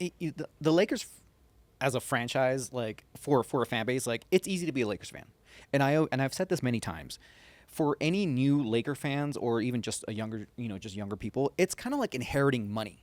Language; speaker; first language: English; native; English